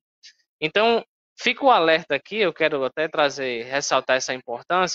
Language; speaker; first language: Portuguese; native; Portuguese